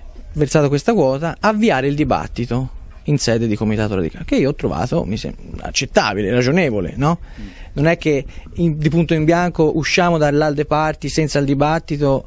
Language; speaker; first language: Italian; native; Italian